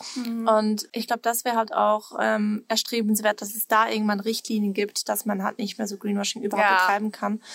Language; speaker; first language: German; non-native, fluent; Swiss German